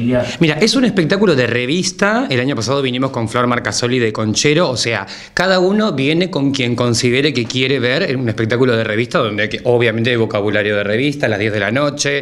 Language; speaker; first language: Spanish; native; Spanish